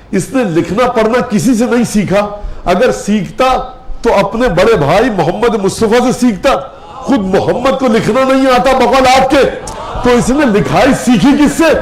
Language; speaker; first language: Urdu; native; Urdu